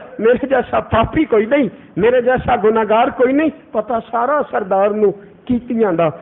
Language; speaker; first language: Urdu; non-native, local second language; Punjabi